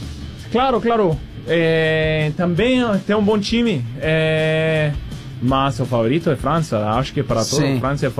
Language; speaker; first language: Portuguese; non-native, learner; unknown